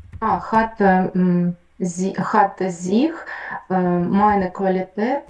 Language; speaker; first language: German; non-native, learner; Ukrainian